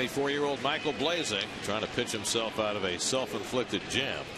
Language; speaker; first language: English; native; English